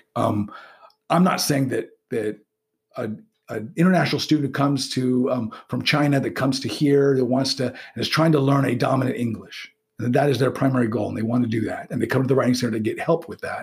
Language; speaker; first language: English; native; English